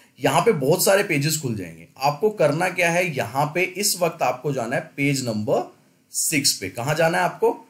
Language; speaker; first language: Hindi; native; Hindi